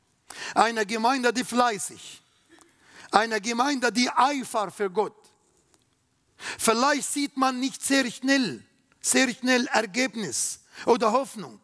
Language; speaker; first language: German; non-native, learner; Arabic